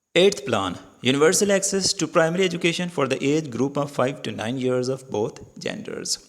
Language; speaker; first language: English; non-native, local second language; Urdu